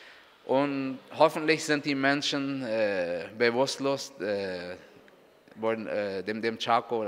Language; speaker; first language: German; non-native, local second language; Spanish